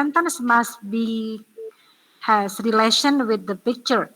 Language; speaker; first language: English; non-native, learner; Indonesian